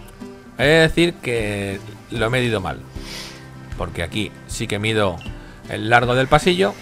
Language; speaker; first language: Spanish; native; Spanish